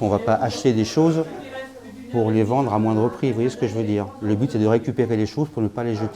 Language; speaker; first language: French; native; French